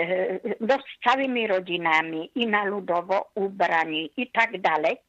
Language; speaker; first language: Polish; non-native, fluent; Hungarian